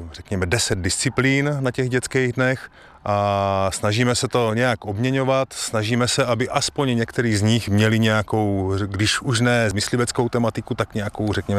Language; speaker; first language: Czech; native; Czech